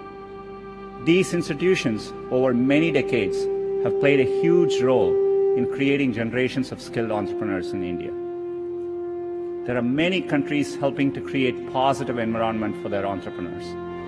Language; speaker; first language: English; non-native, local second language; Tamil